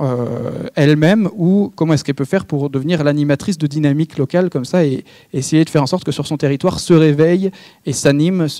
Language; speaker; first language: French; native; French